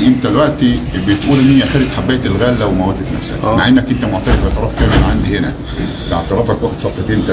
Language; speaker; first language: Arabic; native; Arabic